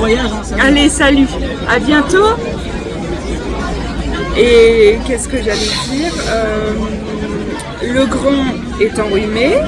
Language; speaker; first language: French; native; French